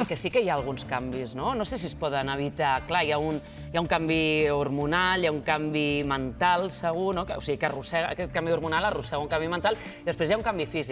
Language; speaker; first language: Catalan; native; Catalan